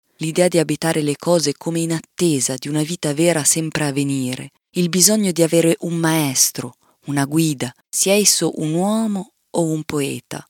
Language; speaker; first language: Italian; native; Italian